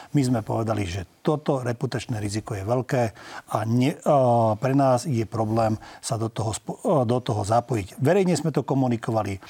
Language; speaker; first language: Slovak; non-native, local second language; Hungarian